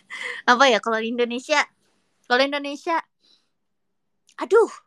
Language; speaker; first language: Indonesian; native; Indonesian